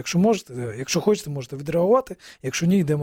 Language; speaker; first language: Ukrainian; native; Ukrainian